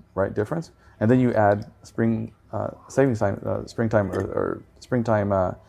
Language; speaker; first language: English; native; English